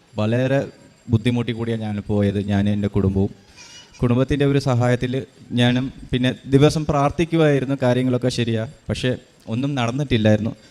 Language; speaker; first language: Malayalam; early bilingual, heritage; Malayalam